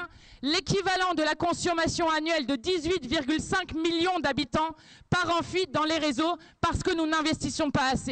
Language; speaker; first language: French; native; French